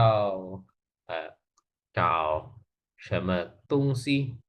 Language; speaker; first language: Chinese; non-native, learner; Indonesian